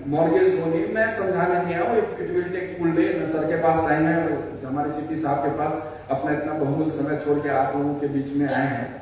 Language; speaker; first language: Hindi; native; Hindi